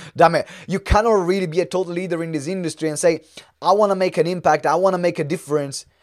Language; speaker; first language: English; non-native, fluent; Italian